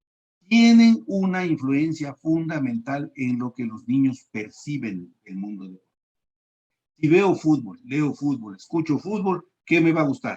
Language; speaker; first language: Spanish; native; Spanish